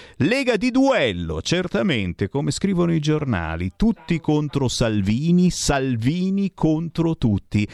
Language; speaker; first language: Italian; native; Italian